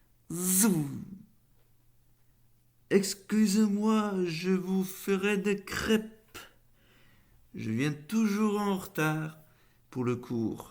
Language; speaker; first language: French; non-native, fluent; Faroese